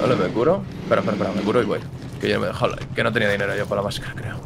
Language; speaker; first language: Spanish; native; Spanish